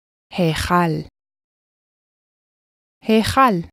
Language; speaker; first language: Hebrew; non-native, fluent; English